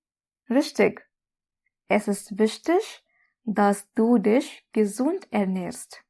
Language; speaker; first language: German; non-native, fluent; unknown